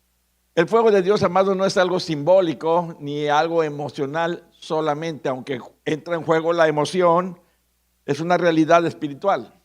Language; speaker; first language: Spanish; native; Spanish